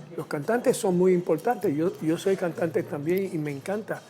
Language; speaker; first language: Spanish; early bilingual, other home language; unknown